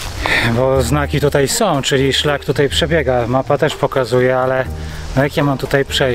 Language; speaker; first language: Polish; native; Polish